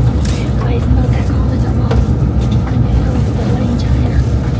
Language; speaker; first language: English; non-native, fluent; Chinese